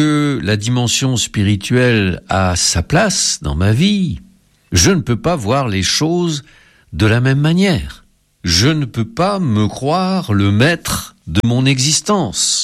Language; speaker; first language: French; native; French